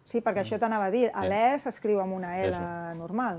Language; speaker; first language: Catalan; native; Catalan